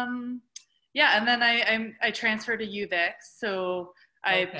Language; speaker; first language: English; native; English